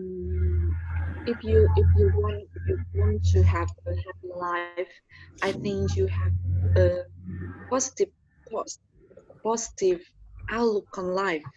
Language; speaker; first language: English; non-native, learner; Vietnamese